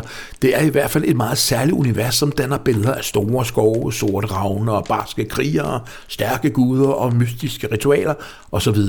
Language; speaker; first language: Danish; native; Danish